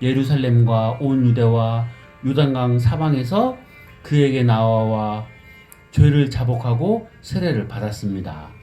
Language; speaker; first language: Korean; native; Korean